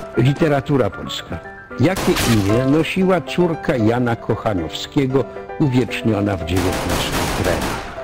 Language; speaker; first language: Polish; native; Polish